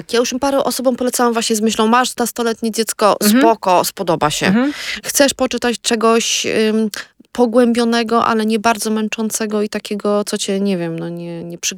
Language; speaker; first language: Polish; native; Polish